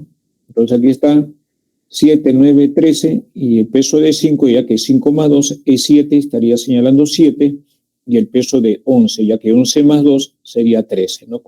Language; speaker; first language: Spanish; native; Spanish